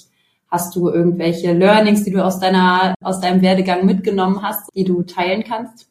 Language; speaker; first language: German; native; German